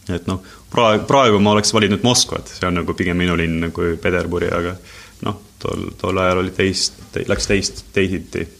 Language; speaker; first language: Estonian; non-native, local second language; Russian